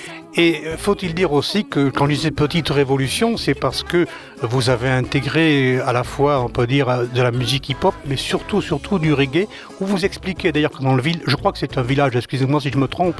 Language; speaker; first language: French; native; French